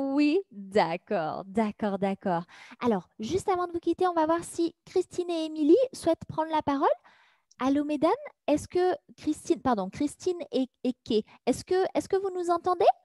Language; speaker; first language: French; native; French